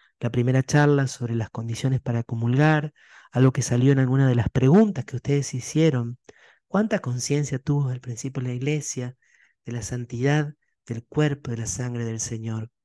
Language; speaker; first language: Spanish; native; Spanish